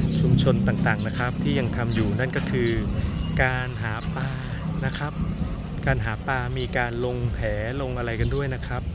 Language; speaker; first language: Thai; native; Thai